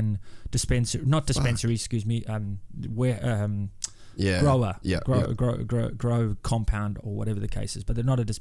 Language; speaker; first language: English; native; English